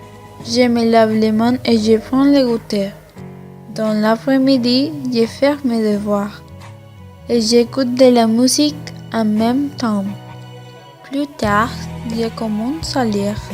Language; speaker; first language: French; non-native, learner; Spanish